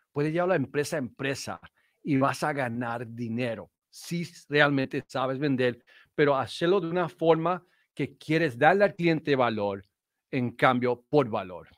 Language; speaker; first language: Spanish; early bilingual, heritage; Spanish